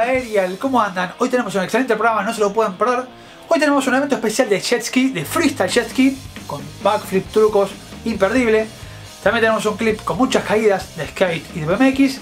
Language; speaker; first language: Spanish; native; Spanish